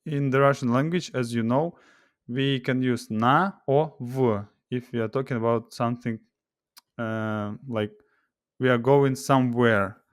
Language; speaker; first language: English; non-native, fluent; Russian